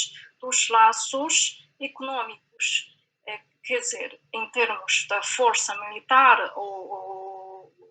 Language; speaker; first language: Portuguese; non-native, fluent; Chinese